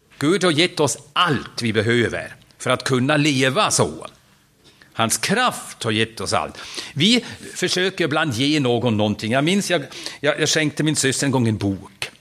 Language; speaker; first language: Swedish; non-native, fluent; German